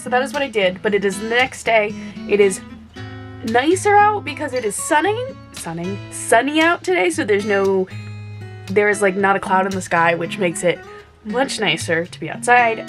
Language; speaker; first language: English; native; English